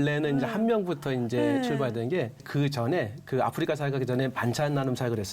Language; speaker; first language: Korean; native; Korean